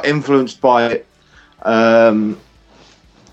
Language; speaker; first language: English; native; English